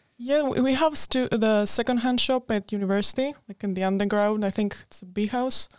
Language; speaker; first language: English; non-native, fluent; Greek